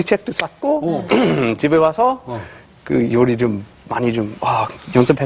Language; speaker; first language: Korean; non-native, fluent; English